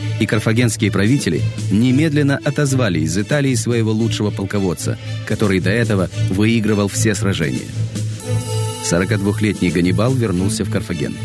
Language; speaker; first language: Russian; native; Russian